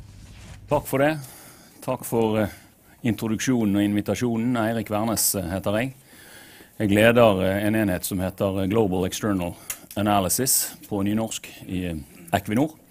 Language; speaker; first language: Norwegian; native; Norwegian